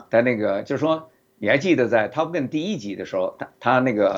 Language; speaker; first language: Chinese; native; Chinese